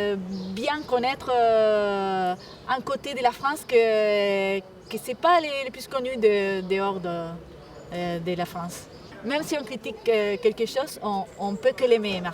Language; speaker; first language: French; non-native, fluent; Spanish